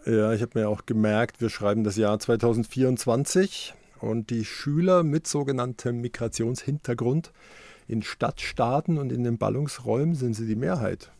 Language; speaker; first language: German; native; German